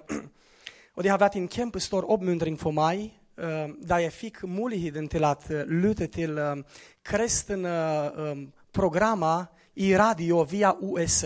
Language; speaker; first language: Norwegian; non-native, fluent; Romanian